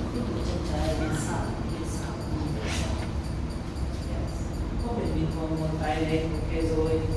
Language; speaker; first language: Vietnamese; non-native, learner; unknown